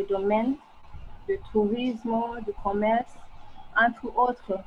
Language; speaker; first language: French; non-native, fluent; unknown